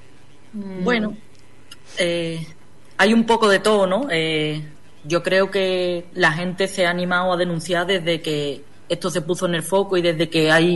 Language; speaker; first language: Spanish; native; Spanish